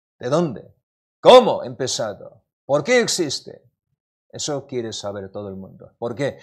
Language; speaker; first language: Spanish; non-native, learner; Korean